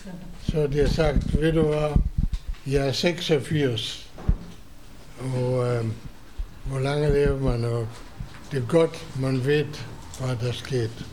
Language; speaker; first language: Danish; non-native, fluent; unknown